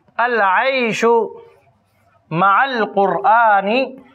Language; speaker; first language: Arabic; non-native, fluent; Urdu